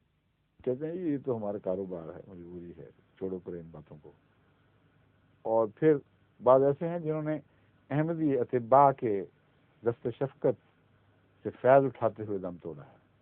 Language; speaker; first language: Urdu; native; Urdu